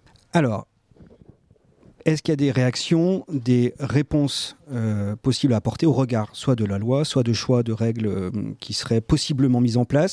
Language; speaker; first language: French; native; French